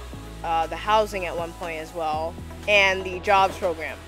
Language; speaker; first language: English; native; English